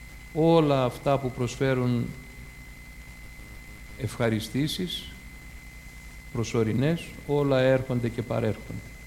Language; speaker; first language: Greek; native; Greek